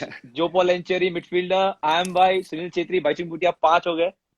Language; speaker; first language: Hindi; native; Hindi